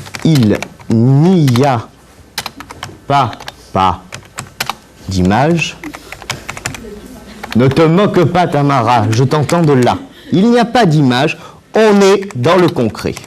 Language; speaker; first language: French; native; French